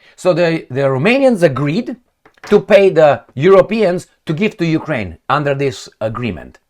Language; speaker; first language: English; non-native, fluent; Romanian